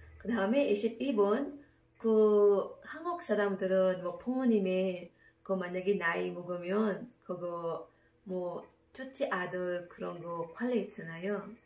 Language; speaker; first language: Korean; non-native, learner; Filipino